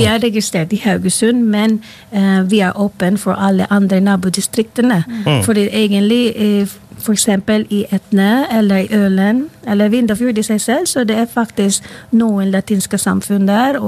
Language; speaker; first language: Norwegian; non-native, fluent; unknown